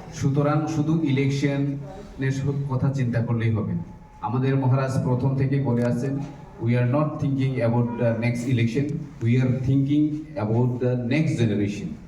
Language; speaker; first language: Bangla; non-native, local second language; Kok Borok